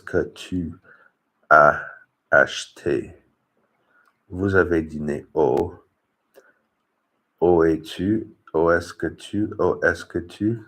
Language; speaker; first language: French; non-native, learner; English